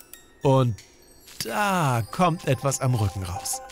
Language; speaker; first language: German; native; German